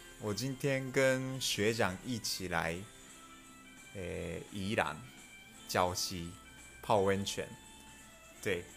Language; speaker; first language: Chinese; non-native, fluent; Japanese